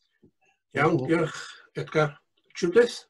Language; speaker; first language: Welsh; native; Welsh